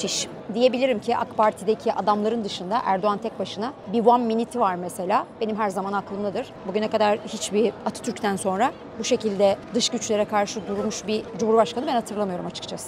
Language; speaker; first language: Turkish; native; Turkish